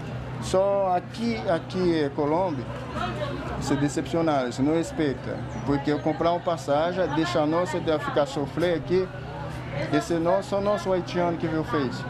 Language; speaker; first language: Portuguese; non-native, learner; Haitian Creole